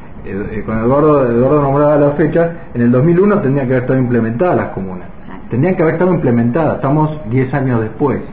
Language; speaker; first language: Spanish; native; Spanish